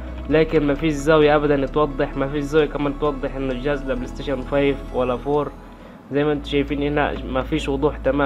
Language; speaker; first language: Arabic; native; Arabic